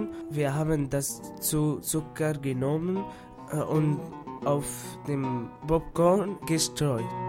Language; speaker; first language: German; non-native, learner; French